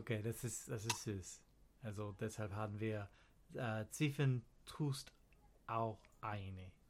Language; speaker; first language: German; non-native, learner; English